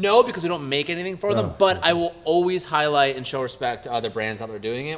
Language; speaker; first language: English; native; English